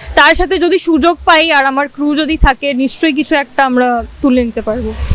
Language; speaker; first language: Bangla; non-native, local second language; Hindi